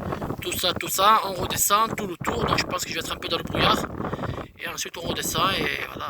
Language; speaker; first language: French; native; French